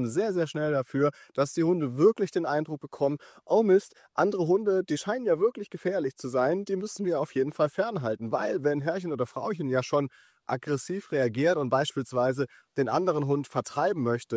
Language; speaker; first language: German; native; German